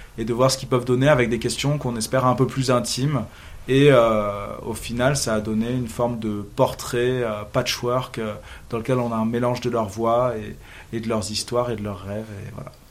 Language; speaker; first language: French; native; French